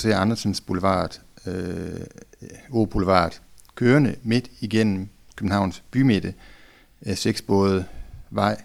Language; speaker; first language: Danish; native; Danish